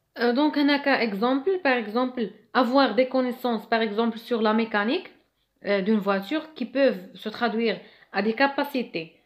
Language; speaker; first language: French; non-native, local second language; Arabic